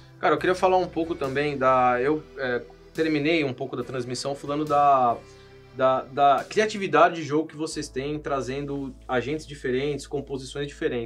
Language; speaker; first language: Portuguese; native; Portuguese